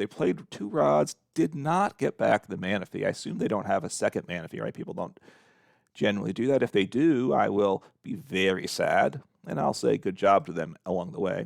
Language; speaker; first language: English; native; English